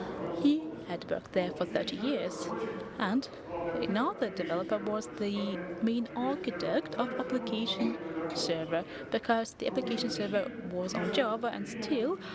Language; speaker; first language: English; non-native, fluent; Russian